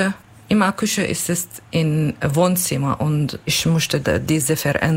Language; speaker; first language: German; non-native, learner; Kurdish